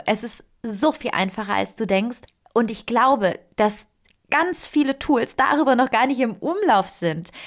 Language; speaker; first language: German; non-native, fluent; Italian